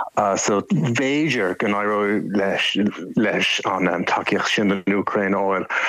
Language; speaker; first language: Irish; non-native, local second language; English